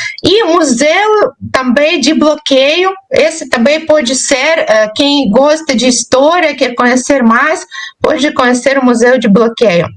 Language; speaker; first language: Portuguese; non-native, fluent; Russian